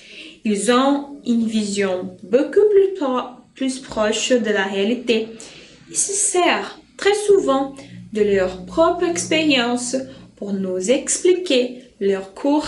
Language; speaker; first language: French; non-native, fluent; Portuguese